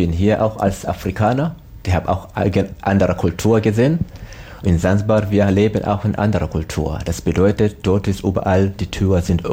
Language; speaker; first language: German; non-native, learner; Swahili